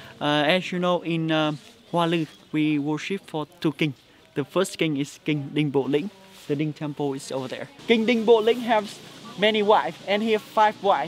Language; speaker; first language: English; non-native, fluent; Vietnamese